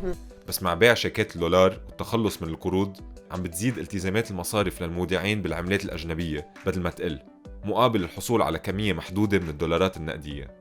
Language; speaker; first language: Arabic; native; Arabic